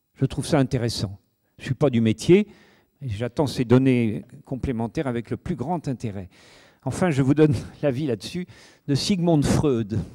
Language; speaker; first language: French; native; French